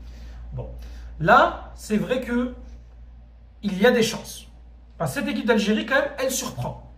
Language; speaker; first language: French; native; French